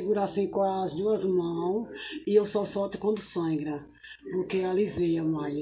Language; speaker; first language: Portuguese; native; Portuguese